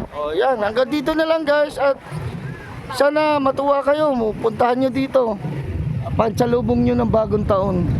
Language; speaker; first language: Filipino; non-native, local second language; Iloko